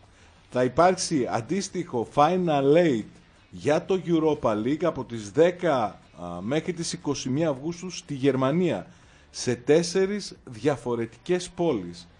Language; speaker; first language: Greek; native; Greek